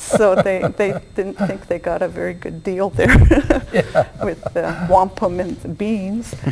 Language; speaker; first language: English; native; English